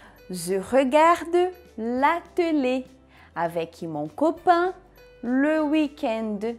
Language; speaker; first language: French; non-native, fluent; Portuguese